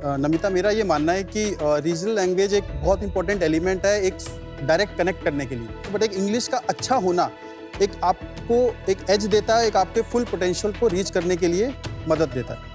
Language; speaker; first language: Hindi; native; Hindi